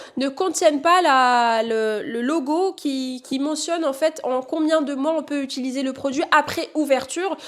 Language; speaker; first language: French; non-native, local second language; Arabic